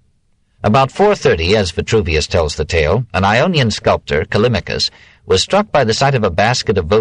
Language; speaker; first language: English; native; English